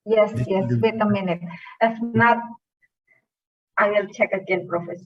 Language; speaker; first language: English; non-native, fluent; Indonesian